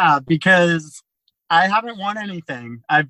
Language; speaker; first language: English; native; English